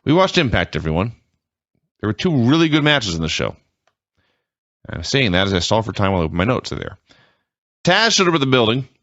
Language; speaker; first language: English; native; English